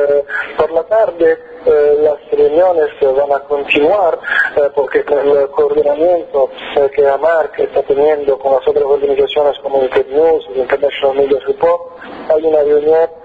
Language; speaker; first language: Spanish; non-native, fluent; Italian